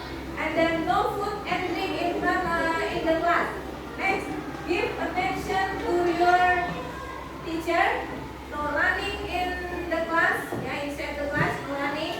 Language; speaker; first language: English; non-native, learner; Indonesian